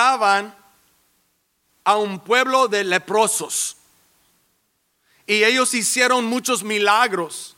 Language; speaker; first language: Spanish; early bilingual, heritage; English